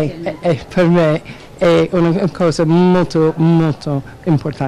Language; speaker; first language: Italian; non-native, fluent; English